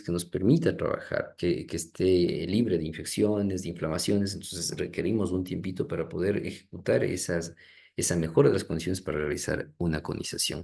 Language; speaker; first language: Spanish; native; Spanish